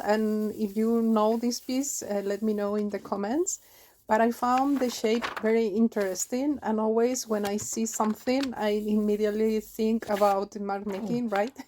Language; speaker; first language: English; non-native, fluent; Spanish